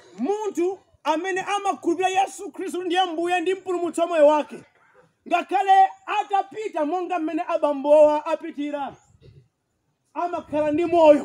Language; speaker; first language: Nyanja; non-native, local second language; Tumbuka